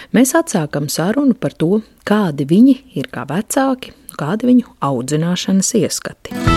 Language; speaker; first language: Latvian; native; Latvian